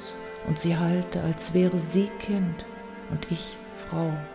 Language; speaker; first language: German; native; German